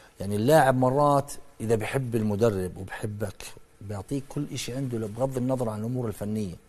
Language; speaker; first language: Arabic; native; Arabic